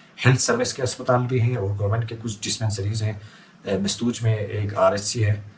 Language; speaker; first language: Urdu; non-native, local second language; Khowar